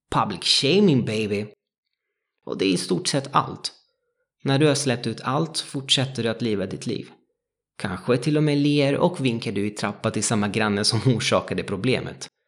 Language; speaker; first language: Swedish; non-native, fluent; Italian